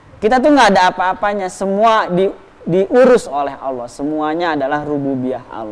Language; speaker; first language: Indonesian; native; Indonesian